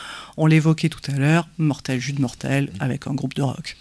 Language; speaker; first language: French; native; French